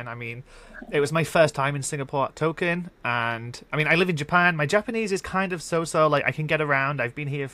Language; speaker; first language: English; native; English